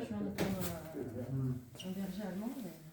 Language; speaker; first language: French; native; French